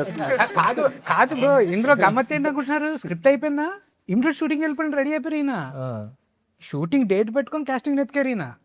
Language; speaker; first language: Telugu; native; Telugu